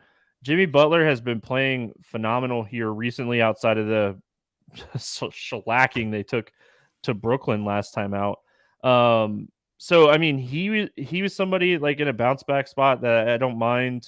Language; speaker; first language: English; native; English